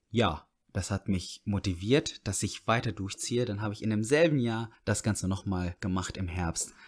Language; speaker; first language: German; non-native, fluent; Arabic